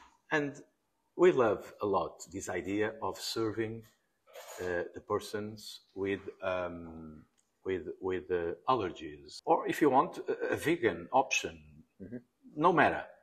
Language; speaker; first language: English; non-native, fluent; Portuguese